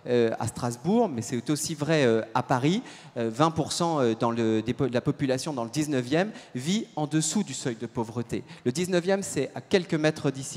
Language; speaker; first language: French; native; French